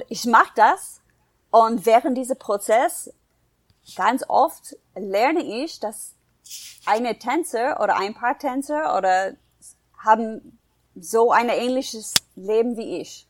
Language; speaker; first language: German; non-native, fluent; English